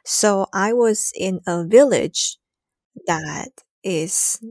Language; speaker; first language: English; non-native, fluent; Chinese